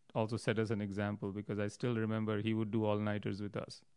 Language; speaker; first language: English; non-native, local second language; Hindi